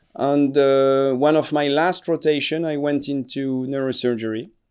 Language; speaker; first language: English; non-native, fluent; French